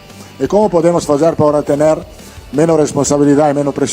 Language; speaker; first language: Spanish; non-native, fluent; Italian